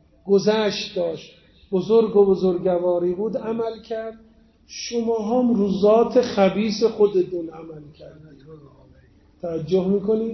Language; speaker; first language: Persian; native; Persian